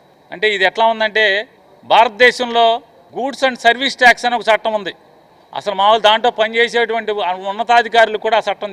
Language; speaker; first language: Telugu; native; Telugu